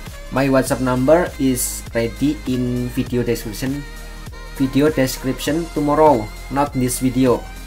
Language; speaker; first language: English; non-native, learner; Indonesian